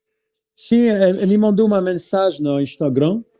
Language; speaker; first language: Portuguese; non-native, learner; French